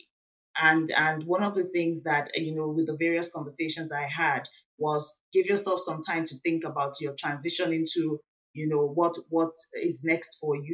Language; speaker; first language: English; non-native, local second language; Igbo